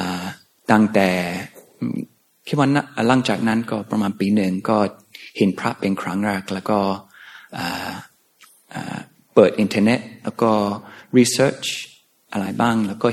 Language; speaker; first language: Thai; non-native, fluent; English